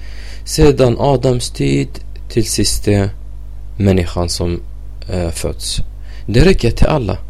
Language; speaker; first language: Swedish; non-native, fluent; Arabic